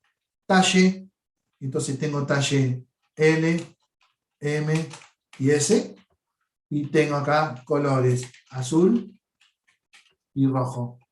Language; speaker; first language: Spanish; native; Spanish